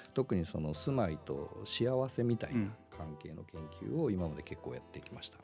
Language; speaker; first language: Japanese; native; Japanese